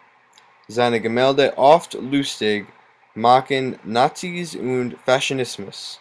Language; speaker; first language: German; non-native, learner; English